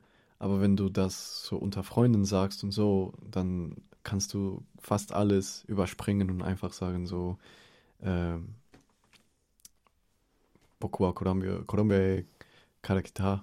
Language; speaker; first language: German; non-native, fluent; Spanish